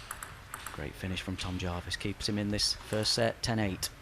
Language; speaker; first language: English; native; English